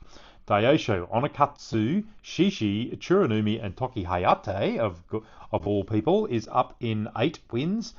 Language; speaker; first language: English; native; English